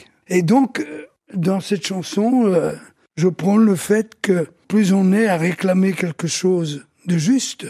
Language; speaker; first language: French; early bilingual, other home language; Italian